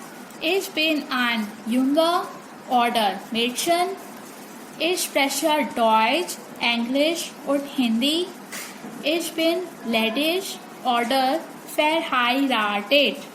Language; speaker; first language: German; non-native, learner; Hindi